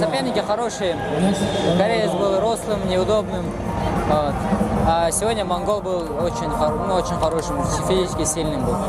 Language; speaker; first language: Russian; native; Russian